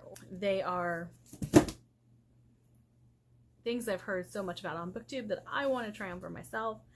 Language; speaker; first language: English; native; English